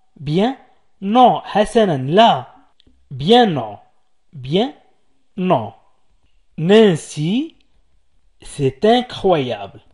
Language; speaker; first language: French; non-native, local second language; Arabic